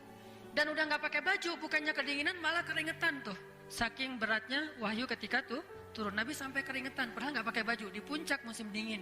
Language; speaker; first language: Indonesian; native; Indonesian